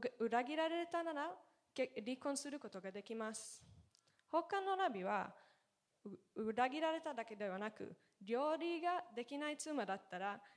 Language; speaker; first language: Japanese; non-native, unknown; Hebrew